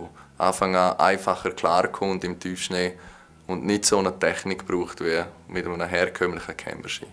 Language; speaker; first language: German; native; German